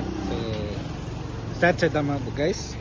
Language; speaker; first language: Telugu; non-native, learner; Tamil